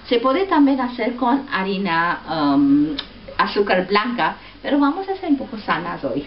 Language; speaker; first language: Spanish; non-native, fluent; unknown